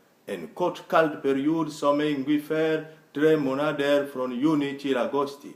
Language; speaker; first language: Swedish; non-native, fluent; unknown